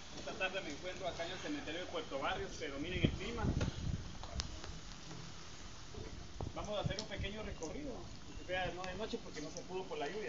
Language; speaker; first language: Spanish; native; Spanish